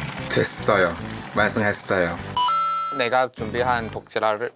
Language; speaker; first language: Korean; non-native, fluent; Chinese